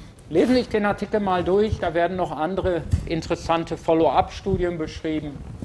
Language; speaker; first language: German; native; German